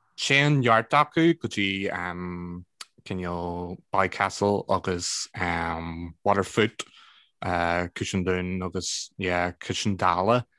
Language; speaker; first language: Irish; non-native, local second language; English